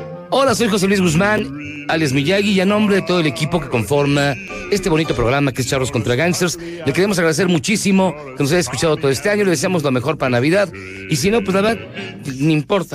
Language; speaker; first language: Spanish; native; Spanish